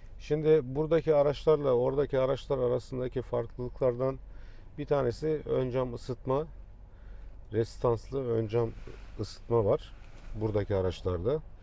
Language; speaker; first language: Turkish; native; Turkish